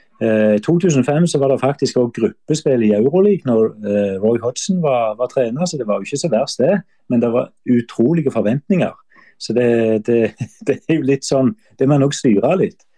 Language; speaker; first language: Norwegian; native; Norwegian